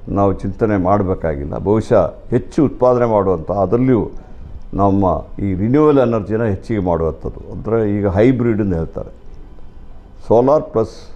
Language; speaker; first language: Kannada; non-native, local second language; Malayalam